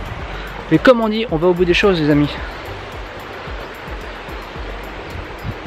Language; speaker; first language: French; native; French